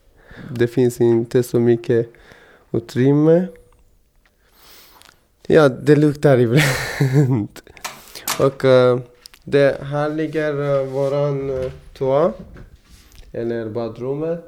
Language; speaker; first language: Swedish; non-native, fluent; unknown